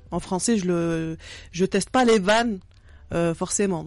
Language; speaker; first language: French; non-native, local second language; Arabic